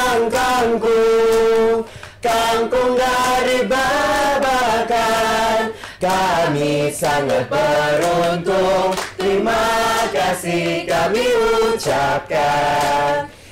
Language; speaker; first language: Indonesian; non-native, fluent; English